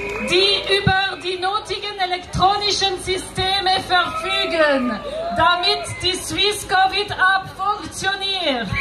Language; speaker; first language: German; non-native, fluent; French